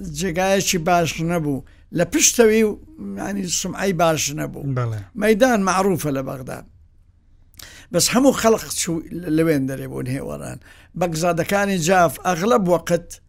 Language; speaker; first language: Central Kurdish; native; Central Kurdish